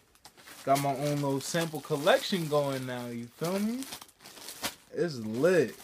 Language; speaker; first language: English; native; English